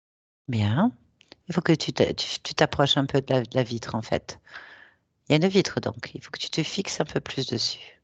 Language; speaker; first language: French; native; French